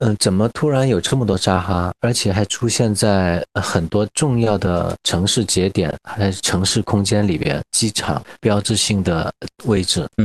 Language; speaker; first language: Chinese; native; Chinese